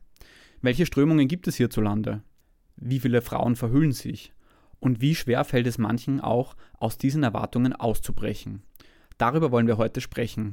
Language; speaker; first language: German; native; German